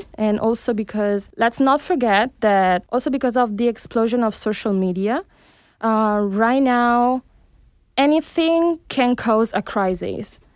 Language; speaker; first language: English; early bilingual, heritage; Spanish